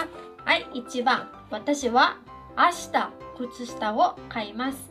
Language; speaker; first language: Japanese; non-native, fluent; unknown